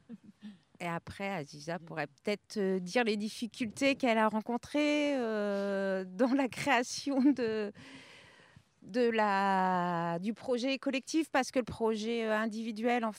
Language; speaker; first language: French; native; French